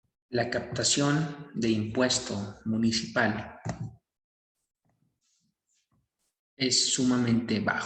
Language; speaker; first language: Spanish; native; Spanish